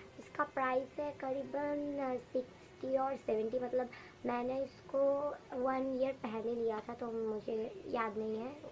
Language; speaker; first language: Hindi; non-native, local second language; Bangla